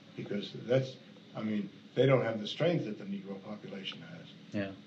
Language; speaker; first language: English; native; English